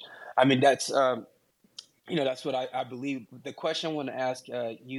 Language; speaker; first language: English; native; English